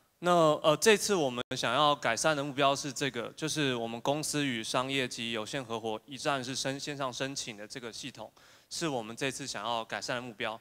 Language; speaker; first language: Chinese; native; Chinese